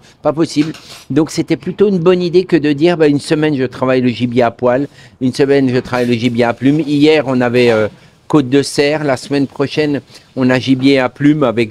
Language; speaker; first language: French; native; French